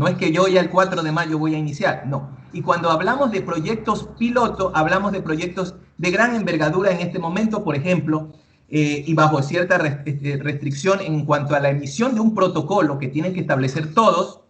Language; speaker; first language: Spanish; native; Spanish